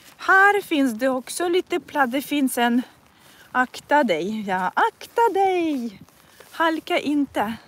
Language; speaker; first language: Swedish; non-native, fluent; Russian